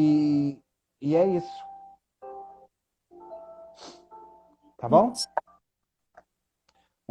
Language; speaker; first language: Portuguese; native; Portuguese